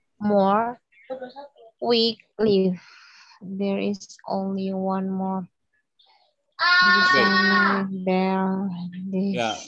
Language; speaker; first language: English; non-native, learner; Indonesian